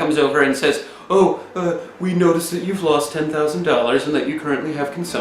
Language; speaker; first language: English; native; English